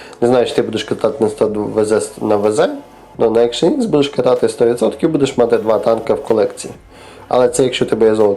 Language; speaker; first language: Ukrainian; native; Ukrainian